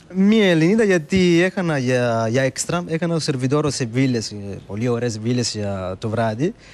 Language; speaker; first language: Greek; non-native, learner; Italian